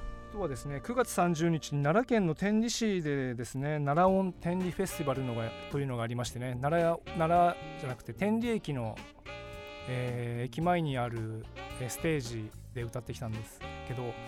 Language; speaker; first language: Japanese; native; Japanese